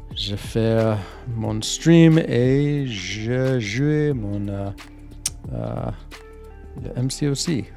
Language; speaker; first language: French; non-native, learner; English